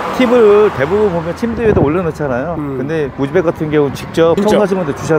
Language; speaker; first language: Korean; native; Korean